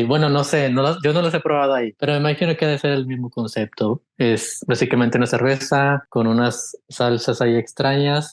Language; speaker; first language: Spanish; native; Spanish